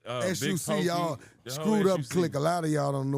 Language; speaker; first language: English; native; English